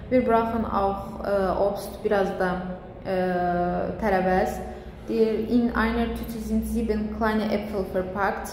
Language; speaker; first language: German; non-native, fluent; Azerbaijani